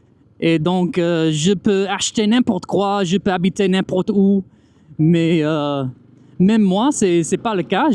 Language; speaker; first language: French; non-native, fluent; English